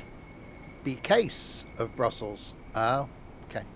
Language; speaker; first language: English; native; English